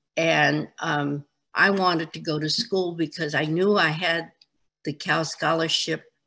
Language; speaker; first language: English; native; English